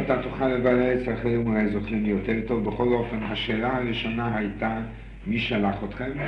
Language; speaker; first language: Hebrew; non-native, fluent; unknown